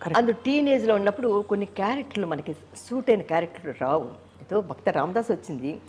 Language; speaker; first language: Telugu; native; Telugu